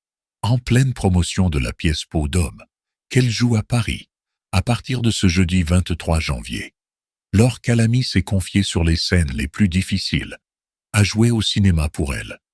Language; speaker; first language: French; native; French